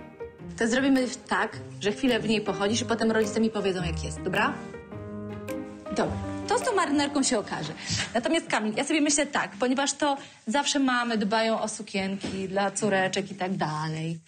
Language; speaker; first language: Polish; native; Polish